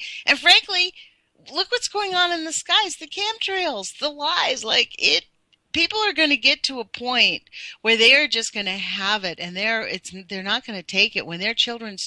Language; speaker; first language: English; native; English